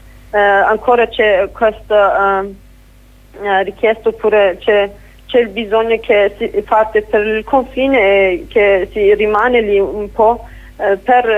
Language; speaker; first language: Italian; non-native, fluent; Kurdish